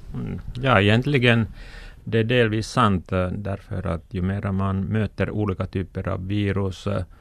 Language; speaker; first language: Swedish; non-native, local second language; Finnish